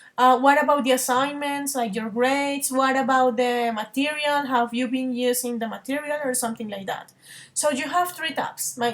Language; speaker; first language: English; non-native, fluent; Spanish